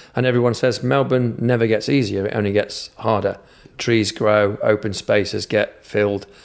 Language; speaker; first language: English; native; English